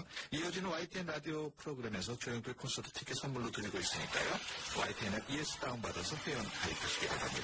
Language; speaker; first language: Korean; native; Korean